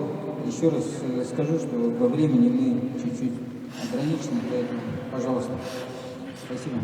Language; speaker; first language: Russian; native; Russian